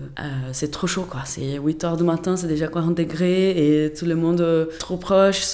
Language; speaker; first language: French; non-native, fluent; Portuguese